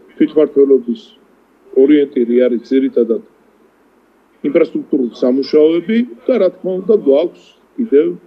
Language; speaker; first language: Georgian; native; Georgian